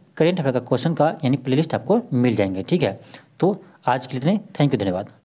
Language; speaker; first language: Hindi; native; Hindi